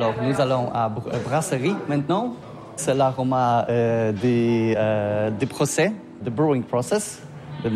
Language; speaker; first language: French; non-native, learner; Polish